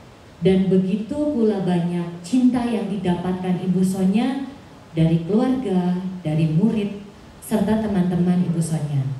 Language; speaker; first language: Indonesian; native; Indonesian